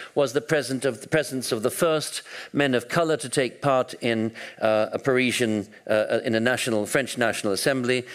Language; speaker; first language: English; native; English